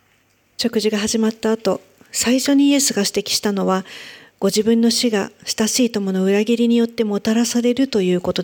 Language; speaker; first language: Japanese; native; Japanese